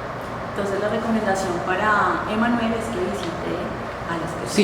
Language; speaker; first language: Spanish; native; Spanish